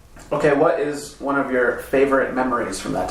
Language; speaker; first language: English; native; English